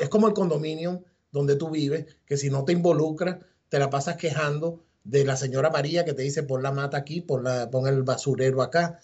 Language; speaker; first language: Spanish; native; Spanish